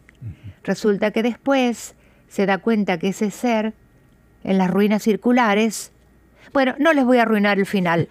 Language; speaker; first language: Spanish; native; Spanish